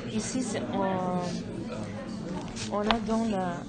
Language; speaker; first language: French; non-native, learner; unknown